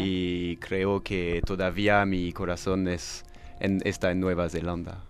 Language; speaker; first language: Spanish; non-native, learner; French